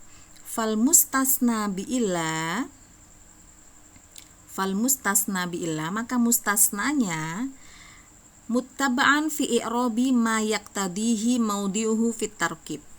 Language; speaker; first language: Arabic; non-native, fluent; Indonesian